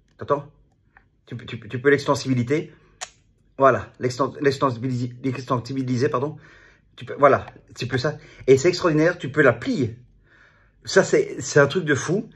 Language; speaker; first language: French; native; French